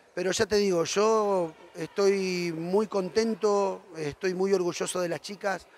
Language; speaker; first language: Spanish; native; Spanish